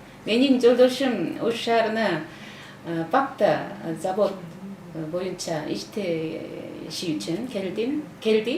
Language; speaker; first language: Kyrgyz; non-native, fluent; Korean